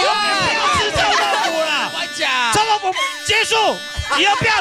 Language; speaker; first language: Chinese; native; Chinese